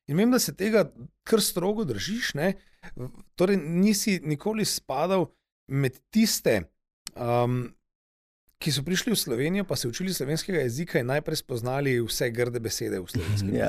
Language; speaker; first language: Slovenian; native; Slovenian